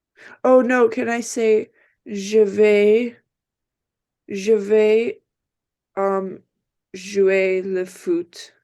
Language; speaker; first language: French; non-native, learner; English